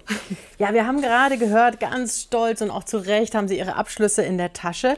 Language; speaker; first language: German; native; German